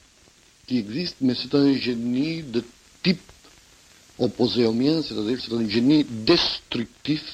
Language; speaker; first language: French; non-native, fluent; Catalan